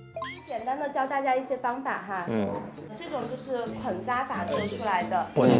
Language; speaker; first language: Chinese; native; Chinese